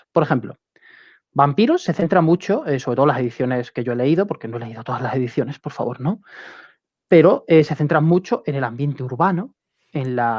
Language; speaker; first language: Spanish; native; Spanish